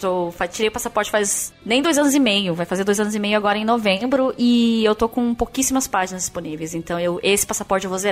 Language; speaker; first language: Portuguese; native; Portuguese